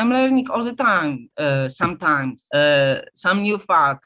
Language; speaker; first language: English; non-native, fluent; Polish